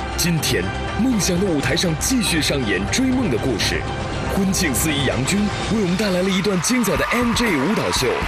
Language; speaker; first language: Chinese; native; Chinese